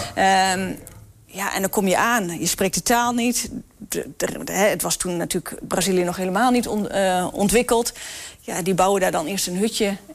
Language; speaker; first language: Dutch; native; Dutch